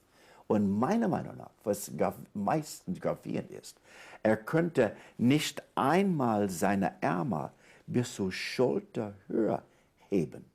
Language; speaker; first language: German; non-native, fluent; English